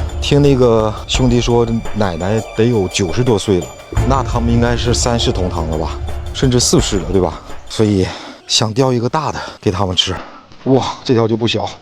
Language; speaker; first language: Chinese; native; Chinese